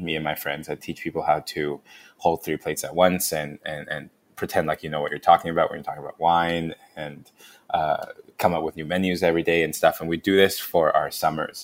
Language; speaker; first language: English; non-native, local second language; Cantonese